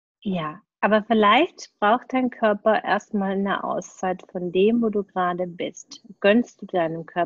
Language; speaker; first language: German; native; German